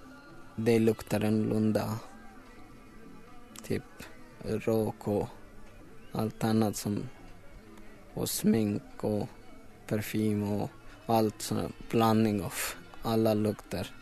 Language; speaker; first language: Swedish; non-native, learner; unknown